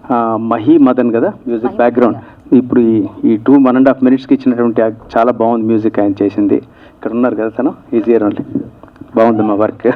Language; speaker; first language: Telugu; native; Telugu